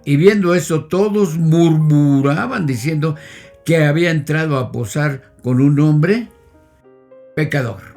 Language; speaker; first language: Spanish; native; Spanish